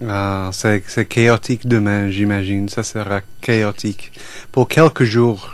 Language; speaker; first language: French; non-native, fluent; English